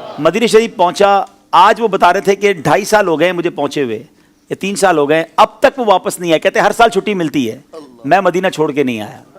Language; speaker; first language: Urdu; native; Urdu